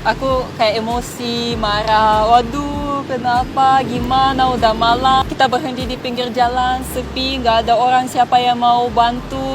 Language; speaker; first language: Indonesian; non-native, fluent; Russian